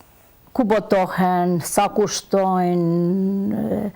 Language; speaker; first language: Albanian; native; Albanian